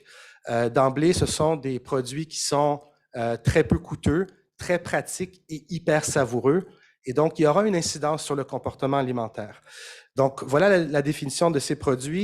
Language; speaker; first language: French; native; French